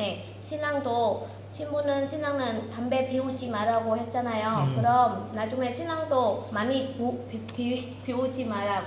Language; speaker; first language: Korean; non-native, learner; Vietnamese